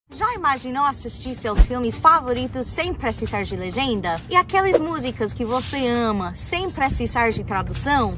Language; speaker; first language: Portuguese; non-native, fluent; English